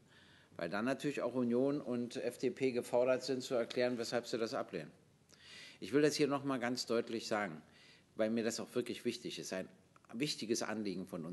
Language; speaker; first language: German; native; German